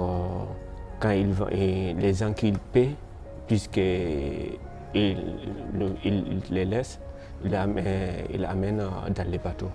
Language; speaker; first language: French; non-native, learner; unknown